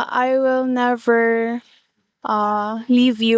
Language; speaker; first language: English; non-native, local second language; Bikol